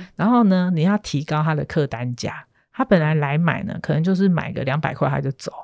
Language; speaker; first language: Chinese; native; Chinese